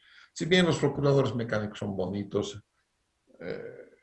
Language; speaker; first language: Spanish; native; Spanish